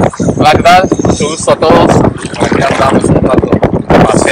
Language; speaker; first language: Spanish; native; Spanish